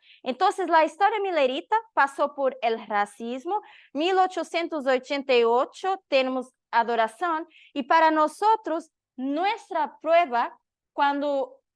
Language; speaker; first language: Spanish; non-native, learner; Portuguese